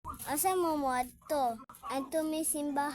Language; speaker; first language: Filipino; non-native, local second language; Cebuano